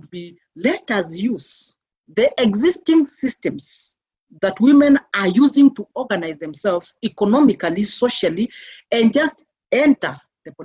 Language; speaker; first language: English; non-native, local second language; Meru